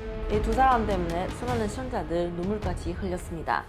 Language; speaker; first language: Korean; non-native, fluent; Chinese